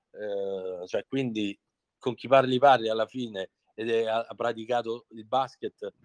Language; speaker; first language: Italian; native; Italian